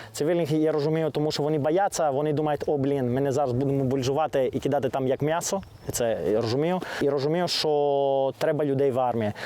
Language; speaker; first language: Ukrainian; non-native, learner; Greek